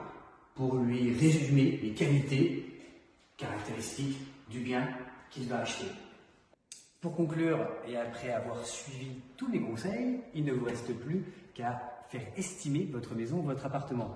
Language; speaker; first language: French; native; French